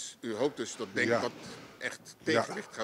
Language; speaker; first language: Dutch; native; Dutch